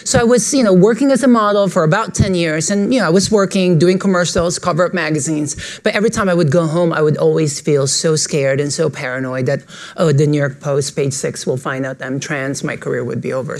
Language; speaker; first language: English; non-native, local second language; Filipino